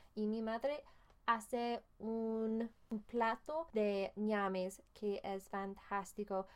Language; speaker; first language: Spanish; non-native, fluent; English